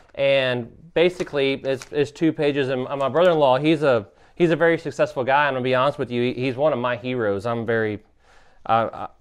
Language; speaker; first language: English; native; English